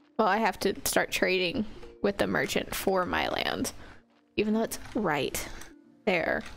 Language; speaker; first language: English; native; English